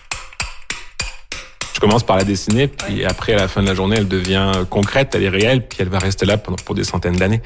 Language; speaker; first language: French; native; French